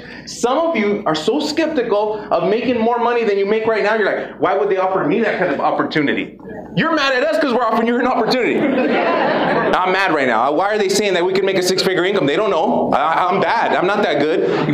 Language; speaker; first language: English; native; English